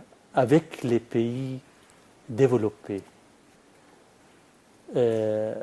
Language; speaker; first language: French; non-native, fluent; Arabic